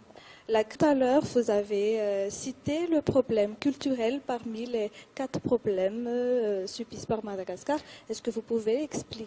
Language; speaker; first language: French; non-native, local second language; Malagasy